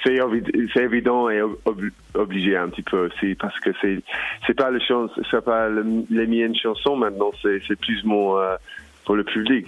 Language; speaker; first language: French; non-native, learner; English